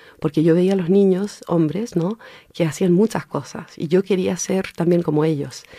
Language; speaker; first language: Spanish; early bilingual, heritage; Spanish